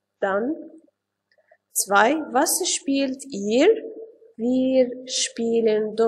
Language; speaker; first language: German; non-native, fluent; Arabic